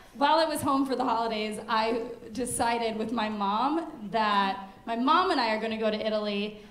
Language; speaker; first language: English; native; English